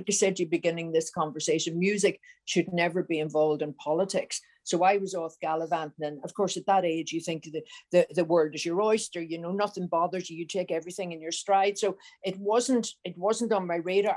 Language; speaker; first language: English; native; English